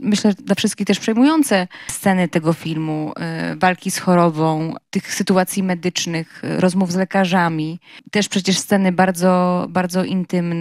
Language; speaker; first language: Polish; native; Polish